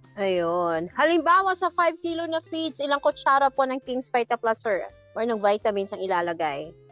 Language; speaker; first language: Filipino; non-native, local second language; Cebuano